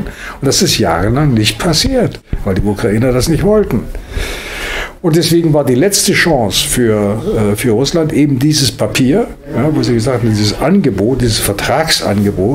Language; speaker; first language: German; native; German